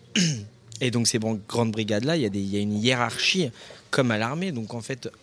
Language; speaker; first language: French; native; French